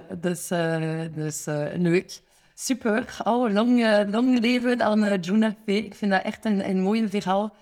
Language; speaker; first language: Dutch; non-native, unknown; French